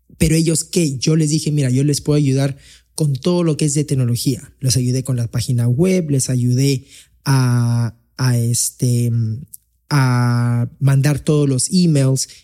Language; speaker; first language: Spanish; early bilingual, heritage; Spanish